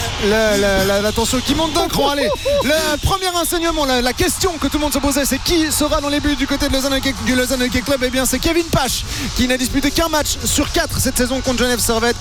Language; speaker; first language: French; native; French